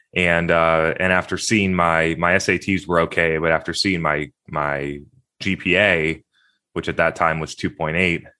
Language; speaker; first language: English; native; English